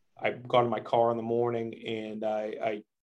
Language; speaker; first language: English; native; English